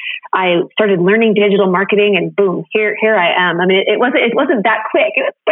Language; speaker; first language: English; native; English